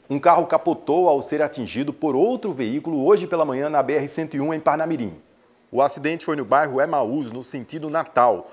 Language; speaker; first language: Portuguese; native; Portuguese